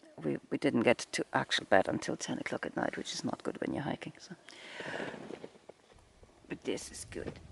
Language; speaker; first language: English; native; English